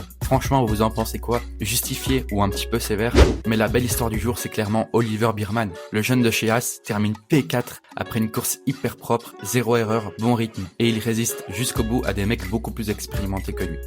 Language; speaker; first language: French; native; French